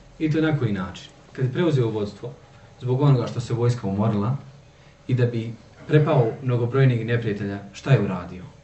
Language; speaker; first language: Bosnian; native; Bosnian